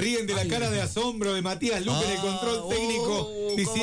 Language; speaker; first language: Spanish; native; Spanish